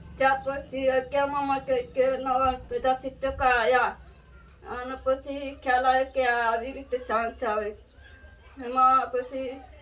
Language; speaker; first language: Gujarati; non-native, local second language; Vasavi